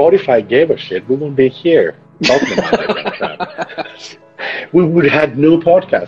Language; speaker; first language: English; non-native, fluent; Greek